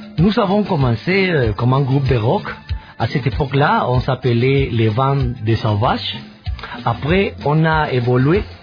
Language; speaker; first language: French; non-native, fluent; Spanish